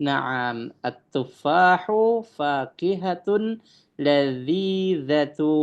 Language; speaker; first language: Arabic; non-native, fluent; Indonesian